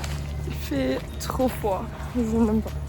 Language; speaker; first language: French; non-native, learner; English